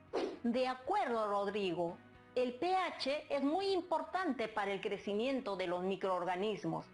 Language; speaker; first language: Spanish; native; Spanish